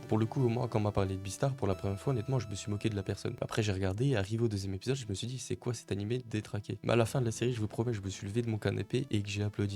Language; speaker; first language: French; native; French